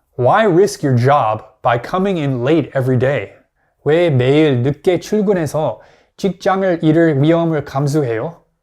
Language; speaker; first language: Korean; non-native, fluent; English